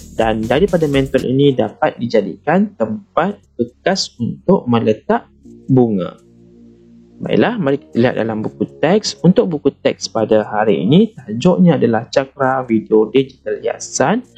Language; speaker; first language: Malay; non-native, local second language; Chinese